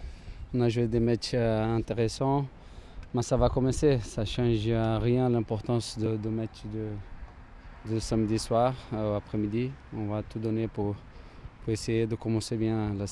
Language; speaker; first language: French; non-native, fluent; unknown